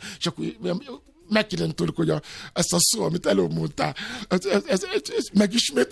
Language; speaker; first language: Hungarian; non-native, fluent; Yoruba